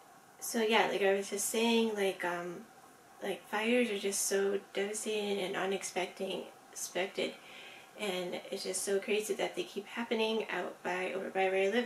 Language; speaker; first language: English; native; English